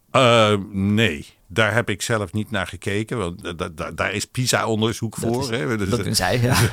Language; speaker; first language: Dutch; non-native, local second language; Hebrew